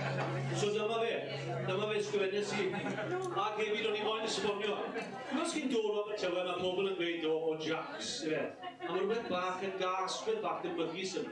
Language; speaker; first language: Welsh; native; Welsh